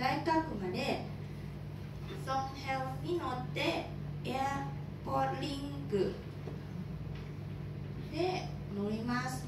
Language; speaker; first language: Japanese; non-native, learner; Thai